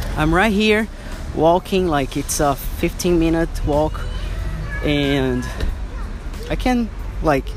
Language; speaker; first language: English; non-native, fluent; Portuguese